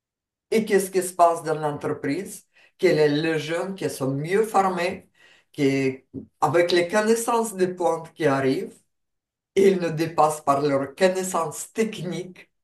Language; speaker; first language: French; non-native, fluent; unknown